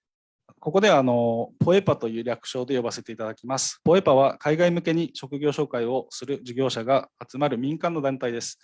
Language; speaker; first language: Japanese; native; Japanese